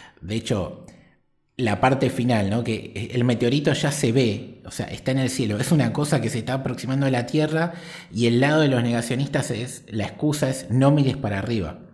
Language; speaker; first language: Spanish; native; Spanish